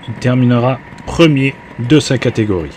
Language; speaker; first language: French; native; French